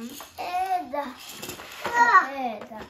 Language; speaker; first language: Russian; early bilingual, heritage; Russian